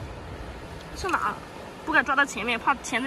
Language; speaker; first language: Chinese; native; Chinese